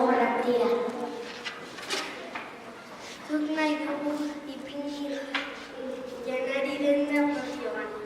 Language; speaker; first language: Basque; non-native, local second language; Spanish